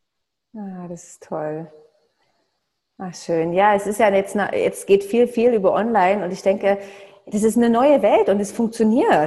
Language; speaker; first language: German; native; German